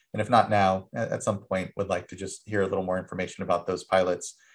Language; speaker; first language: English; early bilingual, other home language; Spanish